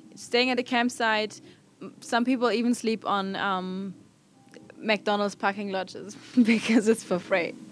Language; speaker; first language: English; non-native, fluent; German